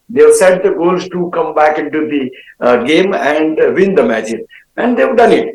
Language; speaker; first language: English; non-native, local second language; Gujarati